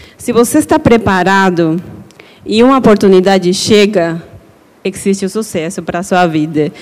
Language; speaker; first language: Portuguese; non-native, fluent; Spanish